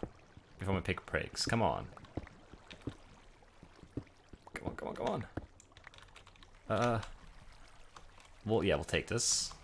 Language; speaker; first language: English; native; English